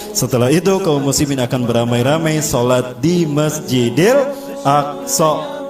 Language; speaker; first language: Indonesian; native; Indonesian